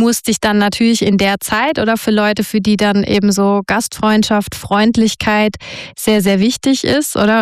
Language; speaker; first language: German; native; German